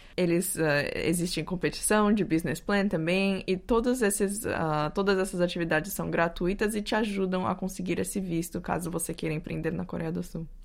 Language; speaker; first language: Portuguese; native; Portuguese